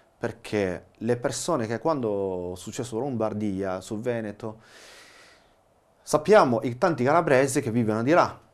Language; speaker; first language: Italian; non-native, learner; Chinese